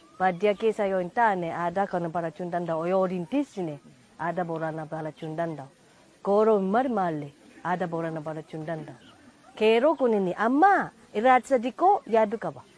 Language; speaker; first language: Oromo; non-native, fluent; Japanese